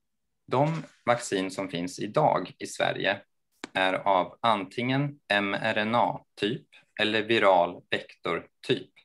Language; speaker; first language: Swedish; native; Swedish